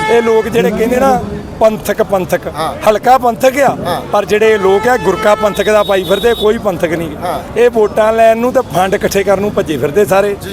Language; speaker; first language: Punjabi; native; Punjabi